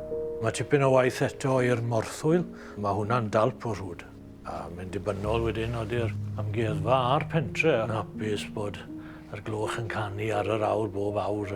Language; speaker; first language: Welsh; native; Welsh